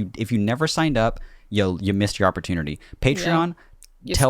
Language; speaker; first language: English; native; English